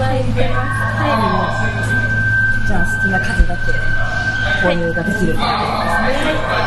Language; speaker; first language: Japanese; native; Japanese